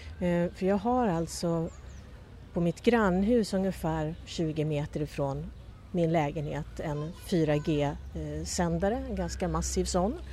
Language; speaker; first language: Swedish; native; Swedish